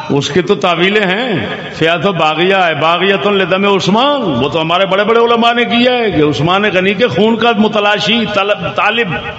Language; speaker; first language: Urdu; non-native, local second language; Punjabi